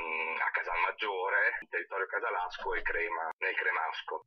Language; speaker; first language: Italian; native; Italian